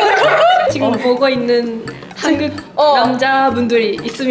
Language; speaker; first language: Korean; non-native, learner; Japanese